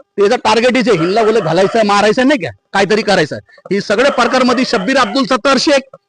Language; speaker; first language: Marathi; non-native, local second language; Urdu